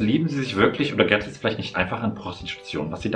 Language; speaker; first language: German; native; German